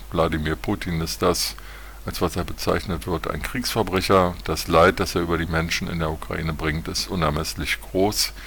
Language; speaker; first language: German; native; German